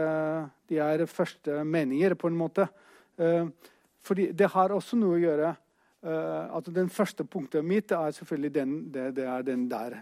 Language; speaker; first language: Norwegian; non-native, fluent; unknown